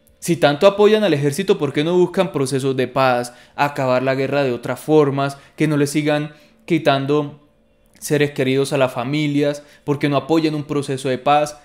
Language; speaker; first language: Spanish; native; Spanish